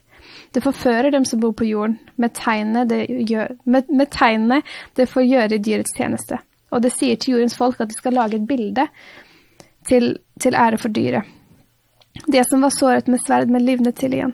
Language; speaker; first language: Norwegian; native; Norwegian